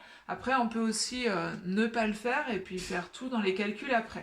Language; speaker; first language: French; native; French